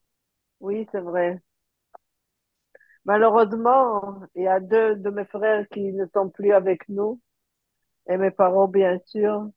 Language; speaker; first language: French; early bilingual, heritage; French